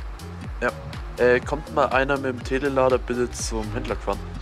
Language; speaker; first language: German; native; German